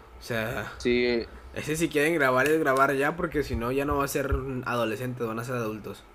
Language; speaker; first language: Spanish; native; Spanish